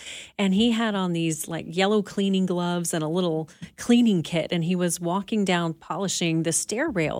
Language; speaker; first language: English; native; English